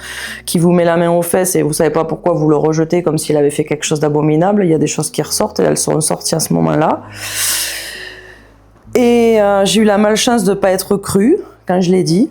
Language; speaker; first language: French; native; French